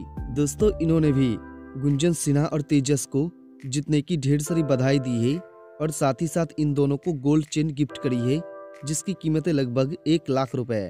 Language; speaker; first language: Hindi; native; Hindi